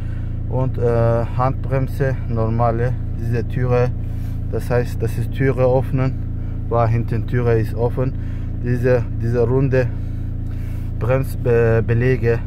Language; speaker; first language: German; non-native, learner; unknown